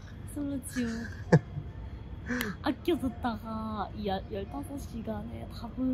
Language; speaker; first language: Korean; native; Korean